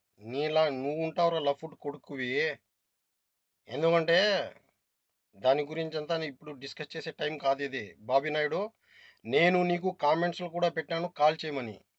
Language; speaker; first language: Telugu; non-native, local second language; Urdu